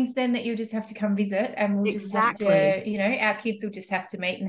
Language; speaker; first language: English; native; English